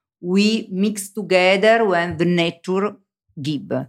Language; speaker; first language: English; non-native, learner; Italian